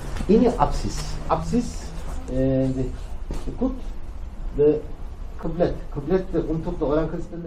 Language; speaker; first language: Indonesian; non-native, learner; Turkish